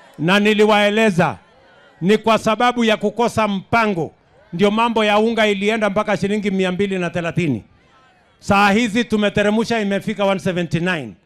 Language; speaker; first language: Swahili; non-native, local second language; Kalenjin